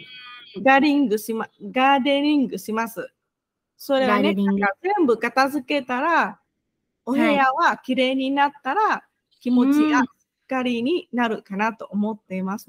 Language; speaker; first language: Japanese; non-native, fluent; Vietnamese